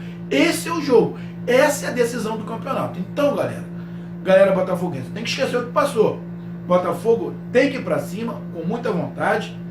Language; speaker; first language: Portuguese; native; Portuguese